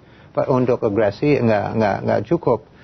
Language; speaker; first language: Indonesian; non-native, fluent; English